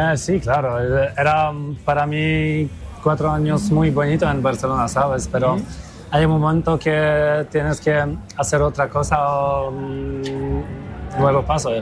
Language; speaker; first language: Spanish; non-native, fluent; Polish